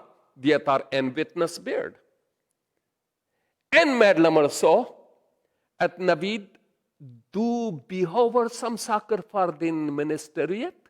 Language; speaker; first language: Swedish; non-native, learner; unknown